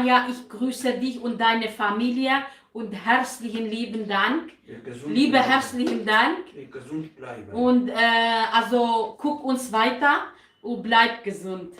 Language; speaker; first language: German; non-native, fluent; Kurdish